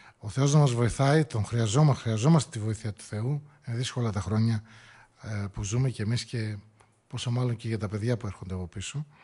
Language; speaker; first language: Greek; native; Greek